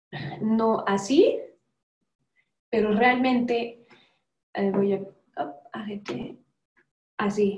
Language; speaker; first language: Spanish; non-native, fluent; French